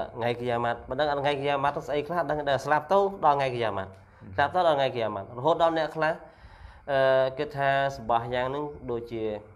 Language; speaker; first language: Khmer; non-native, local second language; Eastern Cham